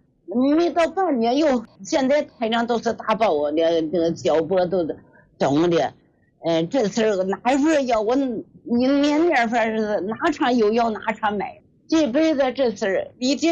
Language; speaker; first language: Chinese; native; Chinese